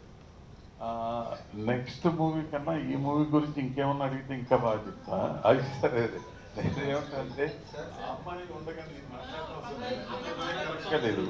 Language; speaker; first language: Telugu; native; Telugu